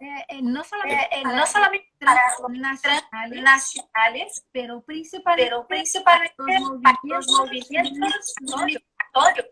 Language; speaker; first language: Spanish; non-native, learner; Portuguese